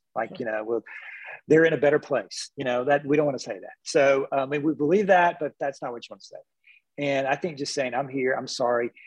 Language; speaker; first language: English; native; English